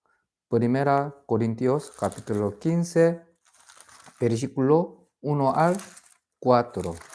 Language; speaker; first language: Spanish; non-native, fluent; Korean